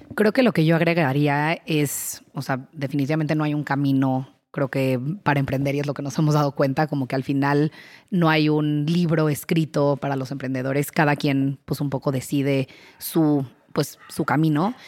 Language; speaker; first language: Spanish; native; Spanish